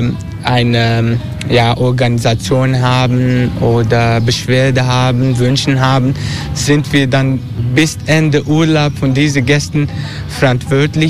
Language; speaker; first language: German; non-native, learner; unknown